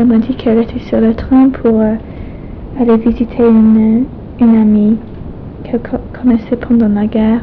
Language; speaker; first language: French; non-native, fluent; English